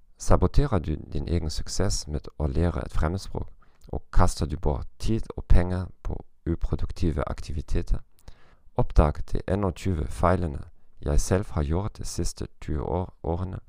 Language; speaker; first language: Norwegian; non-native, learner; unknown